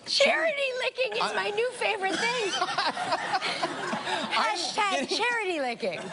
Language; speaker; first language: English; native; English